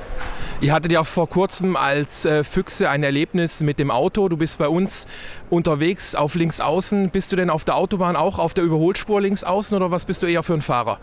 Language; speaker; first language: German; native; German